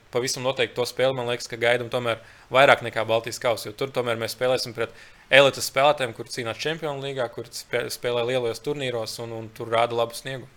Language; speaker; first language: Latvian; early bilingual, other home language; Lithuanian